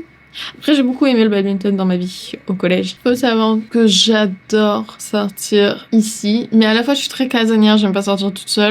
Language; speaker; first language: French; native; French